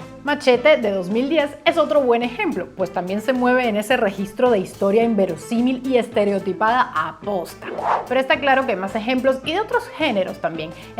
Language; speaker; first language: Spanish; native; Spanish